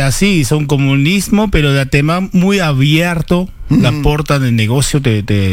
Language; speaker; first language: Spanish; non-native, learner; Chinese